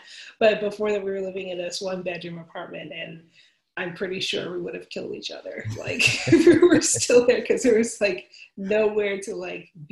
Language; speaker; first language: English; native; English